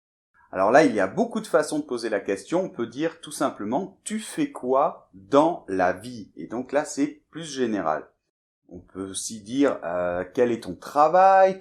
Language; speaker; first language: French; native; French